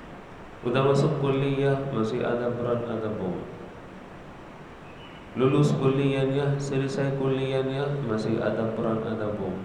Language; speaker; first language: Indonesian; non-native, learner; Arabic